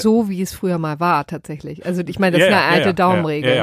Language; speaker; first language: German; native; German